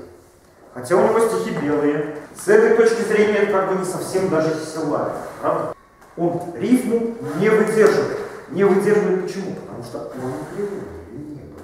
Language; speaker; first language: Russian; native; Russian